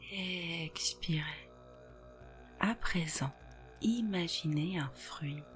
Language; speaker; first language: French; native; French